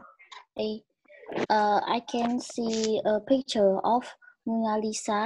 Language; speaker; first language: English; non-native, learner; Vietnamese